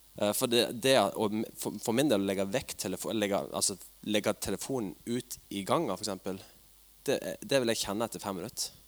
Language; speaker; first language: Norwegian; native; Norwegian